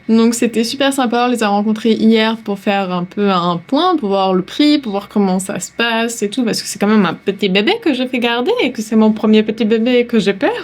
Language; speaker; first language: French; native; French